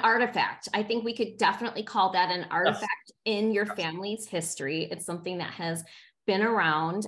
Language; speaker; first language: English; native; English